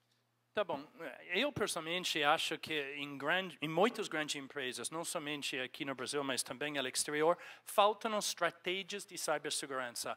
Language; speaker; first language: Portuguese; non-native, fluent; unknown